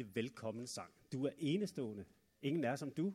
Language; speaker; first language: Danish; native; Danish